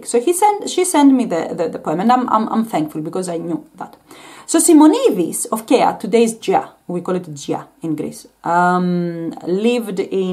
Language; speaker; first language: English; non-native, fluent; Greek